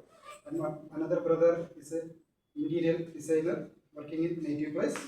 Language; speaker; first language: English; non-native, local second language; Malayalam